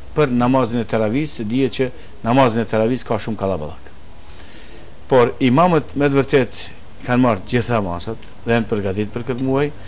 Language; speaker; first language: Albanian; native; Albanian